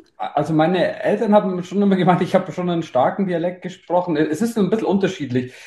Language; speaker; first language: German; native; German